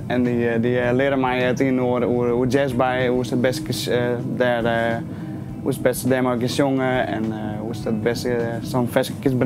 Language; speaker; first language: Dutch; non-native, local second language; Western Frisian